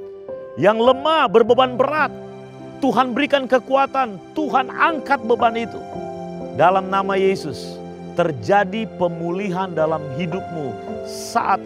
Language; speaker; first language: Indonesian; native; Indonesian